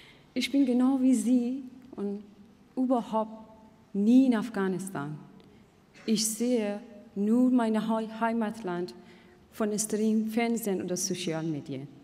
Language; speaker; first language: German; non-native, fluent; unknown